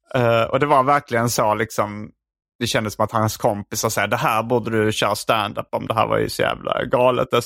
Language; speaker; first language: Swedish; native; Swedish